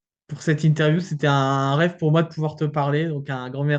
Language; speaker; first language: French; native; French